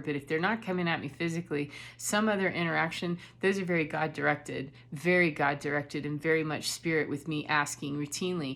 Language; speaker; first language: English; native; English